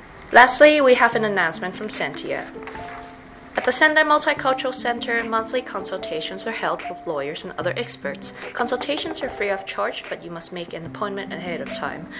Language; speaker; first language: English; native; English